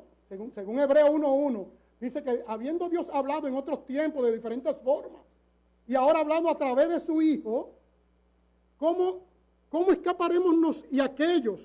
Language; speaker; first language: Spanish; native; Spanish